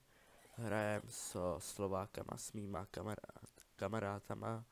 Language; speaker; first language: Slovak; non-native, learner; Czech